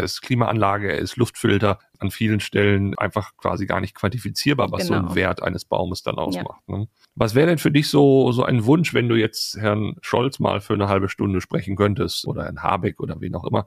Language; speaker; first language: German; native; German